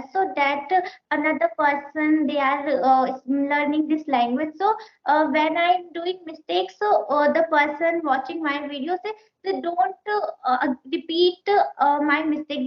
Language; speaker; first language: English; non-native, learner; Hindi